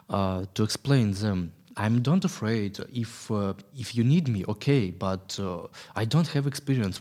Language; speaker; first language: English; non-native, learner; Ukrainian